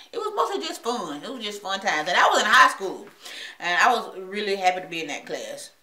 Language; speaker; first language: English; native; English